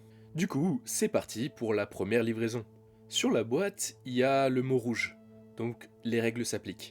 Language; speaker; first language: French; native; French